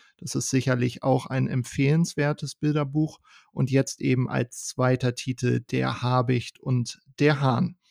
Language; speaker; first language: German; native; German